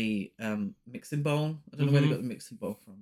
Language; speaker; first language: English; native; English